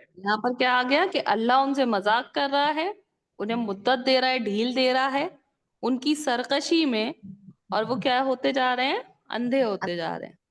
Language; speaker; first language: Urdu; native; Urdu